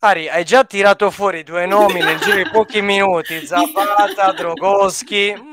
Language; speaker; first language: Italian; native; Italian